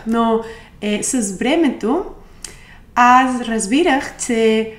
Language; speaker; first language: Bulgarian; non-native, learner; Spanish